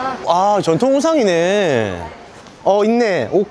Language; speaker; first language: Korean; native; Korean